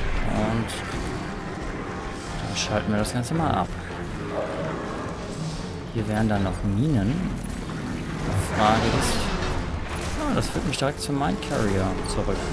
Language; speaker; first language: German; native; German